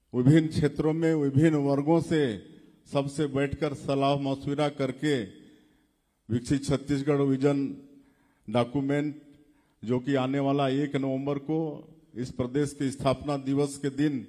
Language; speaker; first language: Hindi; native; Hindi